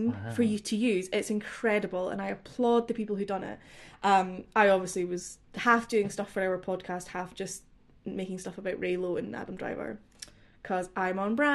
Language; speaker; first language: English; native; English